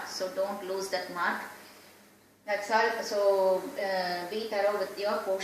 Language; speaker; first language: English; non-native, local second language; Tamil